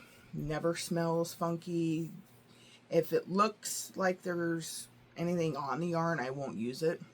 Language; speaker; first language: English; native; English